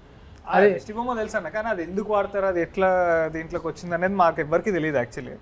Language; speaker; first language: Telugu; native; Telugu